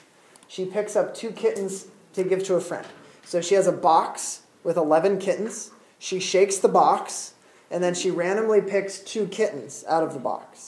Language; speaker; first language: English; native; English